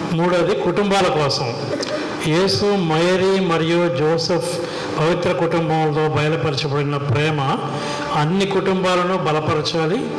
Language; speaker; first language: Telugu; native; Telugu